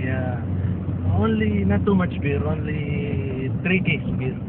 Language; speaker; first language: English; non-native, local second language; Filipino